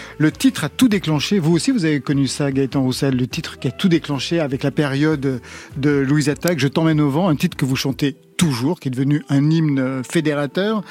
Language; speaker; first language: French; native; French